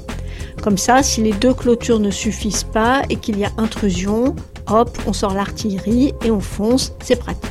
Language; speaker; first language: French; native; French